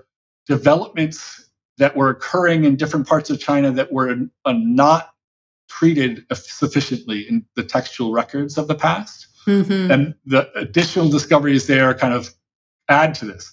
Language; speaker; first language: English; native; English